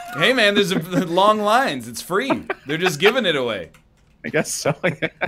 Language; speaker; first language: English; native; English